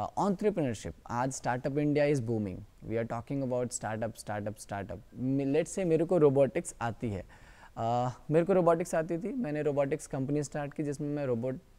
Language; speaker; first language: Hindi; native; Hindi